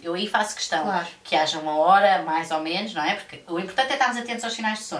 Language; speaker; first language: Portuguese; native; Portuguese